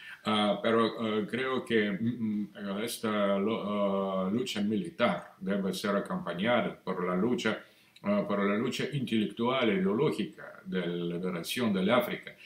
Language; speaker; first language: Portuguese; non-native, learner; Russian